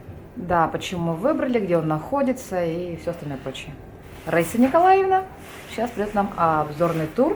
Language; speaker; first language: Russian; native; Russian